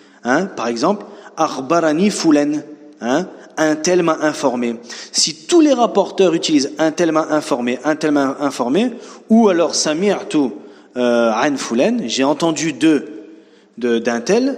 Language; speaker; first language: French; native; French